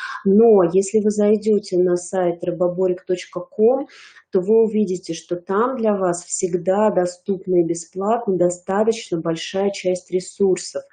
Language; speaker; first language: Russian; native; Russian